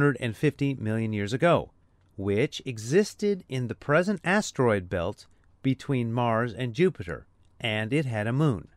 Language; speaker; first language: English; native; English